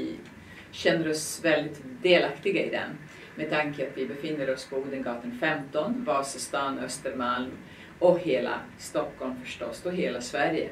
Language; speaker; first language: Swedish; non-native, fluent; Serbian